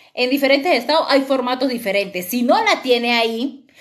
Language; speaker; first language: Spanish; native; Spanish